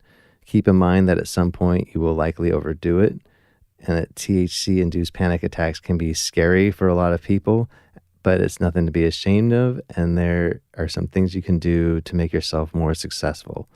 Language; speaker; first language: English; native; English